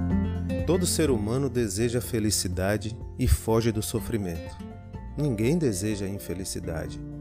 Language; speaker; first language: Portuguese; native; Portuguese